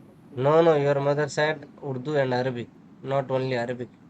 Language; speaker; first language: English; non-native, learner; Urdu